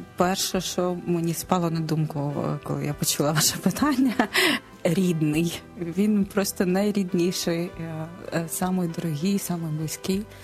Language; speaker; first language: Ukrainian; non-native, local second language; Russian